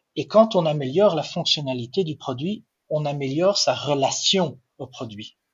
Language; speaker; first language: French; non-native, local second language; Dutch